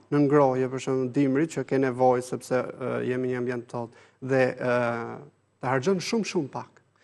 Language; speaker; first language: Albanian; native; Albanian